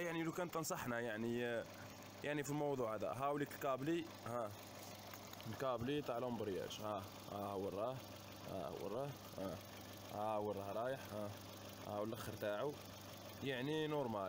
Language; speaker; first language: Arabic; native; Arabic